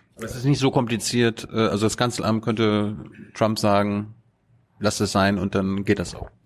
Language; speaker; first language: German; native; German